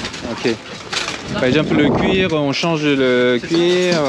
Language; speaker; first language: French; non-native, learner; Korean